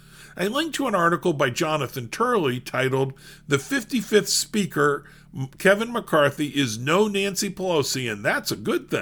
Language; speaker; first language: English; native; English